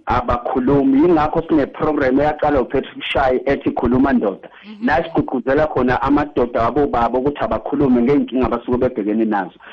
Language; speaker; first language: Zulu; native; Zulu